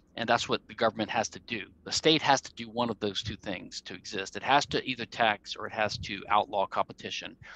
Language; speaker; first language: English; native; English